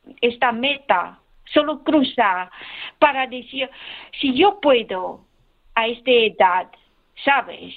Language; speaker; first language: Spanish; non-native, learner; Khmer